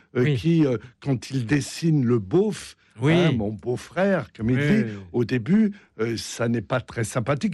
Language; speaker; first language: French; native; French